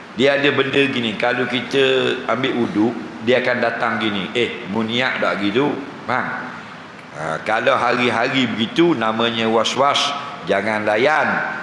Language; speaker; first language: Malay; native; Malay